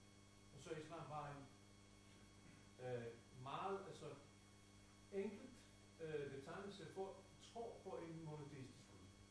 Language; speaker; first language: Danish; non-native, fluent; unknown